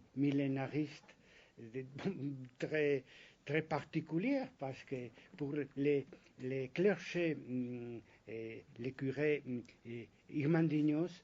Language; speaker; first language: French; non-native, fluent; Spanish